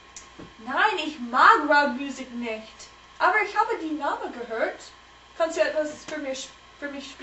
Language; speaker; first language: German; non-native, learner; English